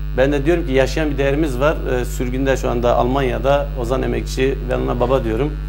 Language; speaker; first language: Turkish; non-native, local second language; Zaza